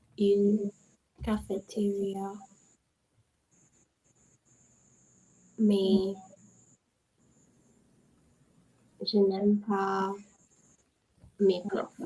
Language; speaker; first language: French; non-native, learner; English